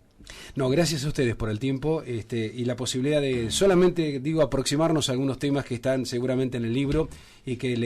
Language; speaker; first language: Spanish; native; Spanish